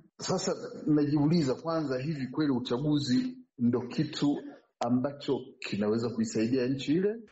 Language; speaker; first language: Swahili; non-native, local second language; Kinyarwanda